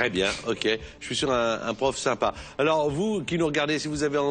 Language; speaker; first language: French; native; French